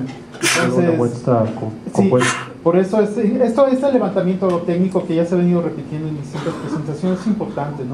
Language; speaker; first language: Spanish; native; Spanish